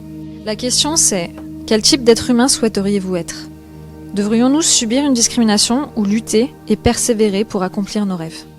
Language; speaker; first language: French; native; French